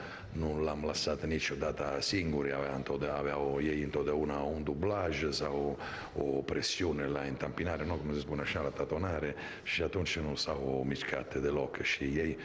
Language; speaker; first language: Romanian; non-native, fluent; Italian